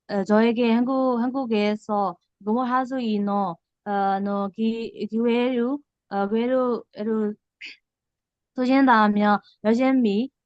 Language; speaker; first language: Korean; non-native, learner; Burmese